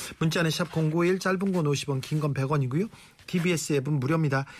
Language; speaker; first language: Korean; native; Korean